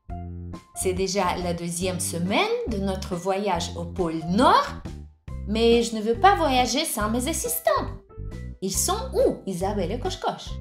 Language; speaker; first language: French; non-native, fluent; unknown